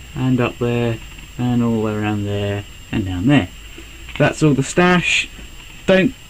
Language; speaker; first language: English; native; English